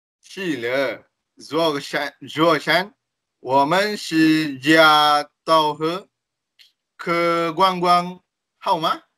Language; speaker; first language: Chinese; non-native, learner; Malay